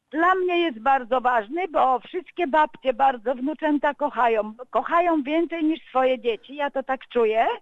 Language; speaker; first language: Polish; native; Polish